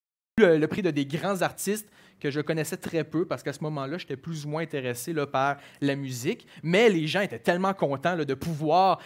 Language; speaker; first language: French; native; French